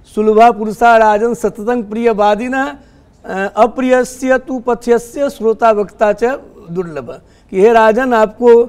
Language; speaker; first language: Hindi; native; Hindi